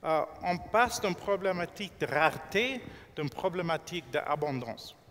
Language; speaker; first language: French; non-native, fluent; English